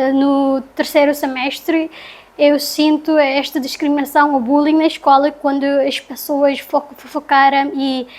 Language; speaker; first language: Portuguese; non-native, learner; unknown